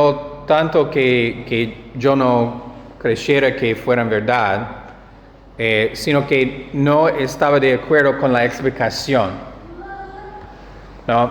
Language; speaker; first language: Spanish; non-native, fluent; English